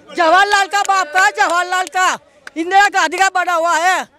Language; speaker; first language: Hindi; non-native, local second language; Gujarati